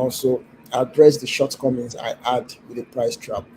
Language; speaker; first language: English; non-native, local second language; Yoruba